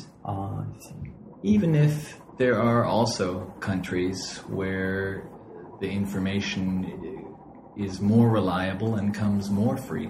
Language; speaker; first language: English; native; English